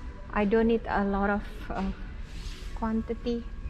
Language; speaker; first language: English; non-native, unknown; Indonesian